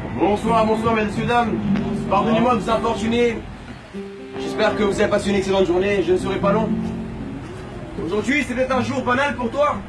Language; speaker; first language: French; non-native, fluent; Spanish